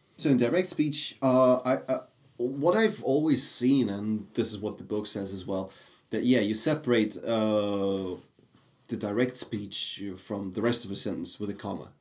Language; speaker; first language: English; non-native, fluent; Russian